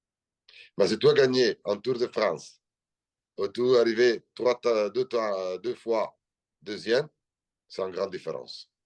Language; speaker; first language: French; non-native, learner; Italian